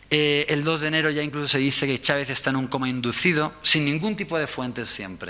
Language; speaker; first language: Spanish; native; Spanish